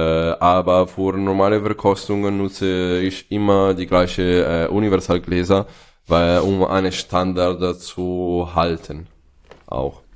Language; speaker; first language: German; non-native, fluent; Italian